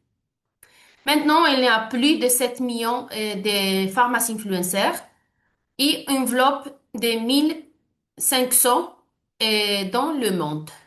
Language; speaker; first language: French; non-native, learner; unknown